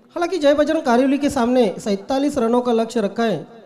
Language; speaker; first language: Hindi; non-native, local second language; Marathi